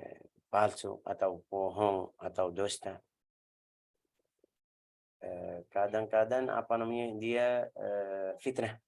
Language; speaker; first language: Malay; non-native, learner; Arabic